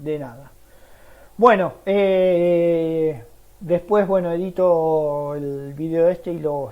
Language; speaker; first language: Spanish; native; Spanish